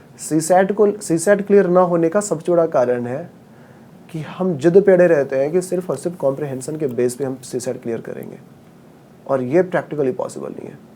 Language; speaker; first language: Hindi; non-native, local second language; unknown